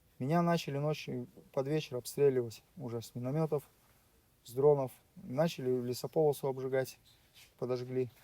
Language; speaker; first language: Russian; native; Russian